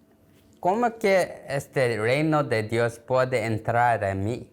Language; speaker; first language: Spanish; non-native, learner; Korean